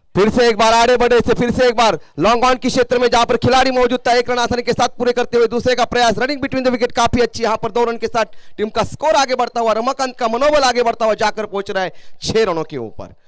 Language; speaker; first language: Hindi; non-native, local second language; Marathi